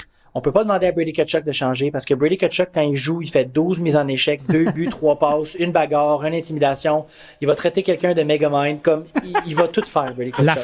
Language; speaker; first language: French; native; French